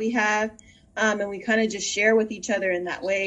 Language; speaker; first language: English; native; English